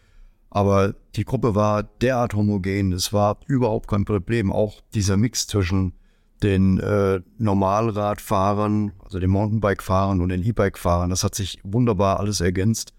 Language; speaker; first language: German; native; German